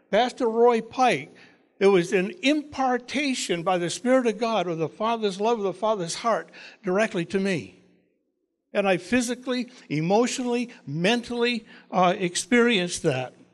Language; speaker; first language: English; native; English